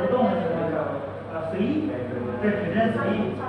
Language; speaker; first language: Chinese; native; Chinese